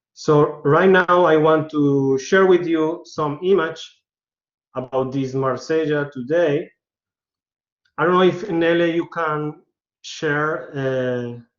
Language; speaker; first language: English; non-native, learner; Spanish